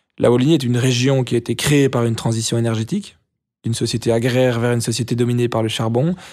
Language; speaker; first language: French; native; French